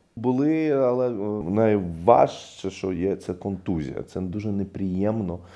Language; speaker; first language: Ukrainian; non-native, fluent; Arabic